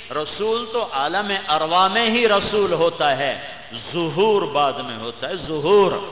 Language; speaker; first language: Urdu; non-native, local second language; Punjabi